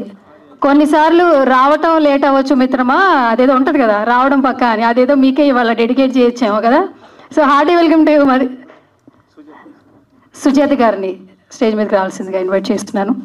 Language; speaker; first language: Telugu; native; Telugu